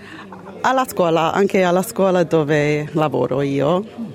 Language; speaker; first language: Italian; early bilingual, heritage; Italian